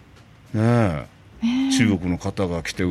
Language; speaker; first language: Japanese; native; Japanese